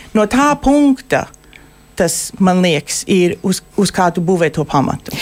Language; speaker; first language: Latvian; early bilingual, heritage; Latvian